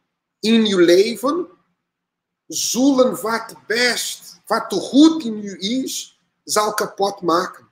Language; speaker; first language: Dutch; non-native, learner; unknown